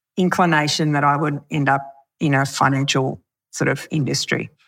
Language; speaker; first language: English; native; English